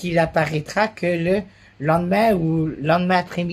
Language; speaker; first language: French; native; French